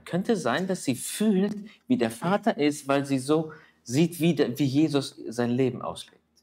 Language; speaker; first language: German; native; German